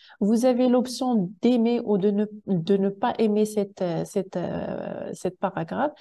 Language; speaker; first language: French; non-native, local second language; Arabic